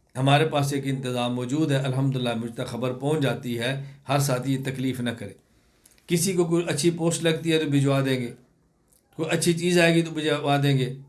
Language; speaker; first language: Urdu; non-native, local second language; Punjabi